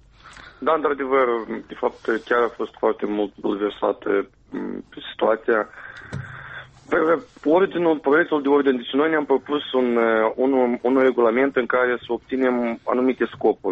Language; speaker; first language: Romanian; native; Romanian